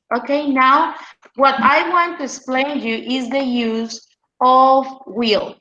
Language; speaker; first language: English; non-native, fluent; Spanish